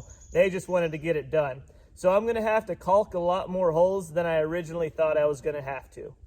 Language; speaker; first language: English; native; English